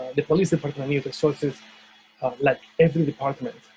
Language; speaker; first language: English; non-native, fluent; Spanish